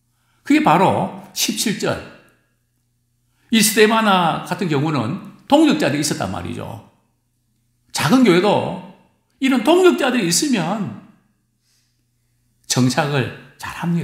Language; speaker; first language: Korean; native; Korean